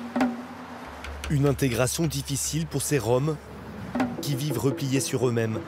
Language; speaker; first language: French; native; French